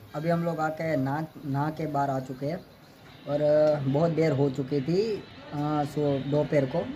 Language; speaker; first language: Hindi; non-native, local second language; Gujarati